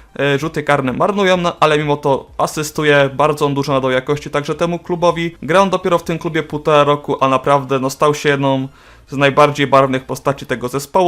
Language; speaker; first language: Polish; native; Polish